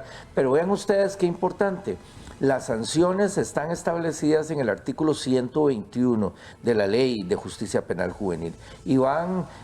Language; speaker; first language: Spanish; native; Spanish